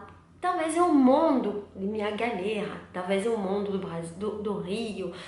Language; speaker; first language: Portuguese; non-native, learner; French